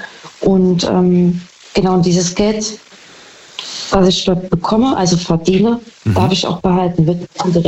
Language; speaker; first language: German; native; German